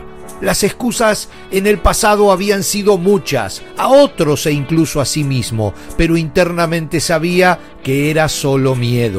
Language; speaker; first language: Spanish; native; Spanish